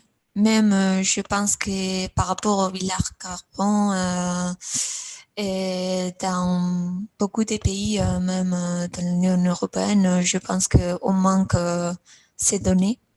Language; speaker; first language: French; non-native, fluent; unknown